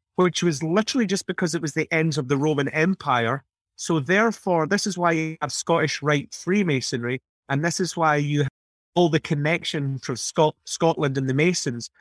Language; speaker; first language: English; native; English